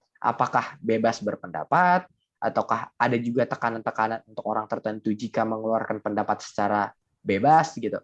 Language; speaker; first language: Indonesian; native; Indonesian